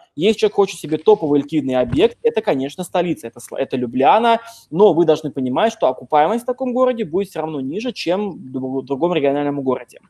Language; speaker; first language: Russian; native; Russian